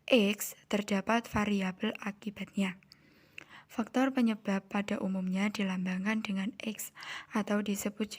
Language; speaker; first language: Indonesian; native; Indonesian